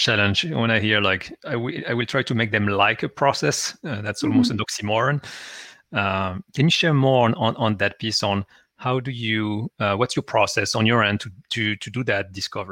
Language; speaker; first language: English; non-native, fluent; French